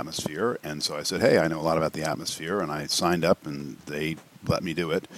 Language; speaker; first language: English; native; English